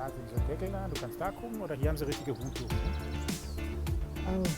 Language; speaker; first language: German; native; German